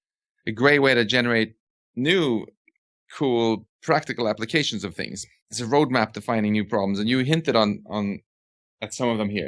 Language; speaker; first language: English; non-native, fluent; Swedish